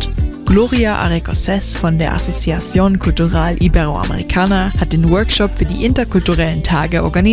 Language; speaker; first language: German; native; German